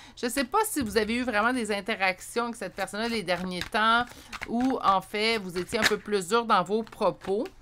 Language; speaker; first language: French; native; French